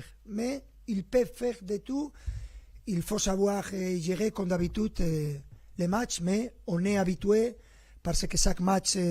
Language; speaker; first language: French; non-native, fluent; Spanish